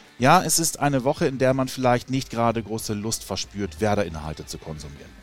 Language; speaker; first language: German; native; German